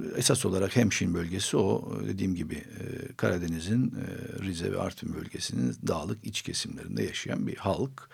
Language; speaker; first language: Turkish; non-native, local second language; Armenian